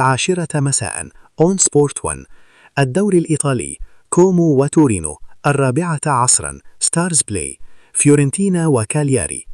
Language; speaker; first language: Arabic; native; Arabic